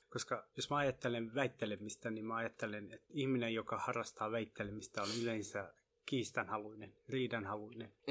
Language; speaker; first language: Finnish; non-native, fluent; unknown